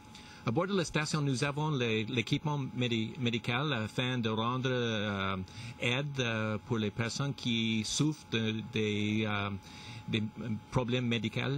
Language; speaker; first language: French; non-native, local second language; English